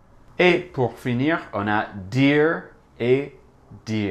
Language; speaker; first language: French; non-native, fluent; English